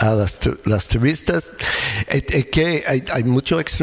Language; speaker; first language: Spanish; non-native, learner; English